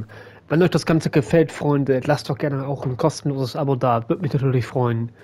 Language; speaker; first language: German; native; German